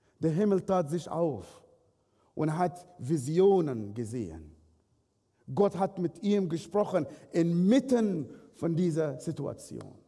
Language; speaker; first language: German; non-native, fluent; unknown